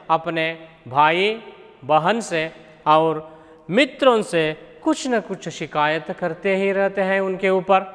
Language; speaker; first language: Hindi; non-native, local second language; Kannada